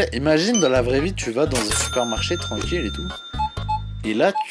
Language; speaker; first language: French; native; French